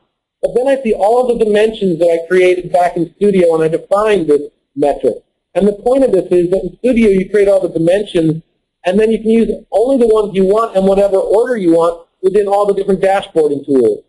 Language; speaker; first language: English; native; English